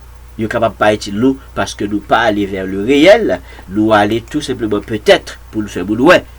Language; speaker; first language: French; non-native, local second language; Haitian Creole